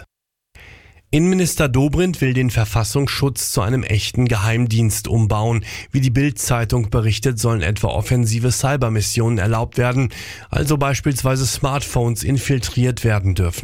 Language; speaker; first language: German; native; German